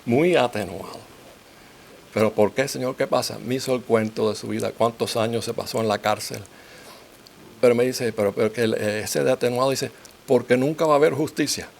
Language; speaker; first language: Spanish; native; Spanish